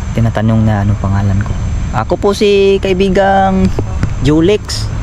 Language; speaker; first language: Filipino; non-native, local second language; Cebuano